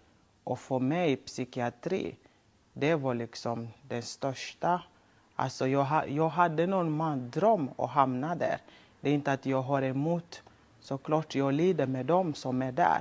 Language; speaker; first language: Swedish; non-native, local second language; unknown